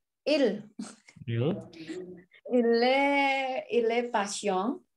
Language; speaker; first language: French; non-native, learner; Indonesian